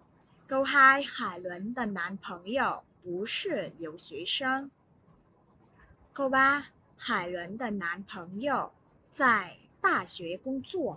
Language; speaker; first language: Chinese; non-native, fluent; Vietnamese